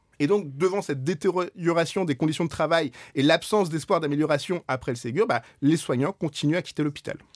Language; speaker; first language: French; native; French